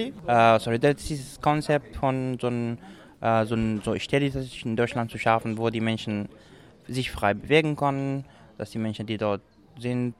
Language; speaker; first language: German; non-native, local second language; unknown